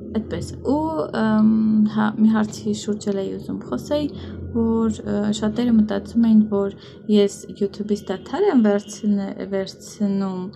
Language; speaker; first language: Armenian; native; Armenian